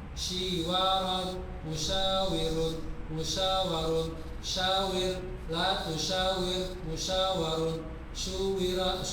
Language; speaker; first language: Arabic; non-native, learner; Indonesian